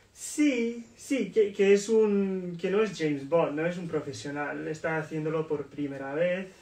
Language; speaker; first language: Spanish; non-native, fluent; English